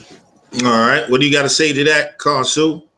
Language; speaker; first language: English; native; English